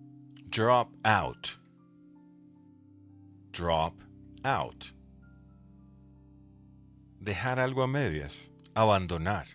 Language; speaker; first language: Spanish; native; Spanish